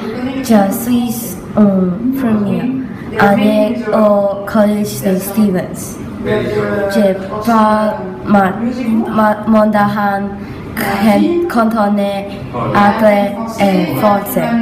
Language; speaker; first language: French; non-native, learner; Cantonese